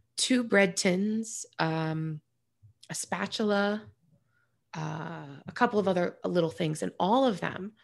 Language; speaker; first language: English; native; English